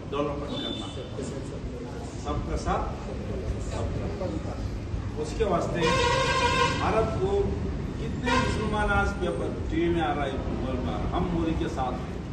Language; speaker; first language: Hindi; non-native, local second language; Kannada